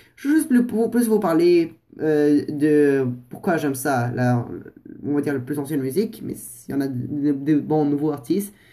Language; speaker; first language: French; non-native, fluent; Russian